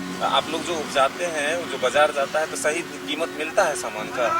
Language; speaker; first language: Hindi; native; Hindi